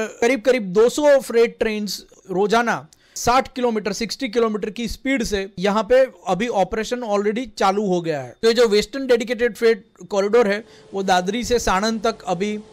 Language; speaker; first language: Hindi; non-native, local second language; Gujarati